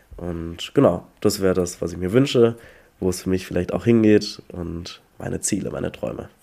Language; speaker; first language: German; native; German